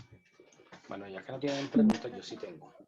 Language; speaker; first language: Spanish; native; Spanish